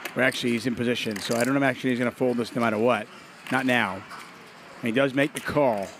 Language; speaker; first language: English; native; English